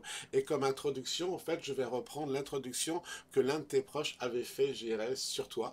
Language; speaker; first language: French; native; French